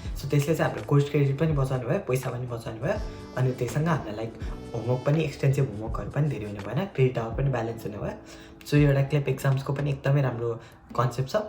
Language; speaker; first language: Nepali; native; Nepali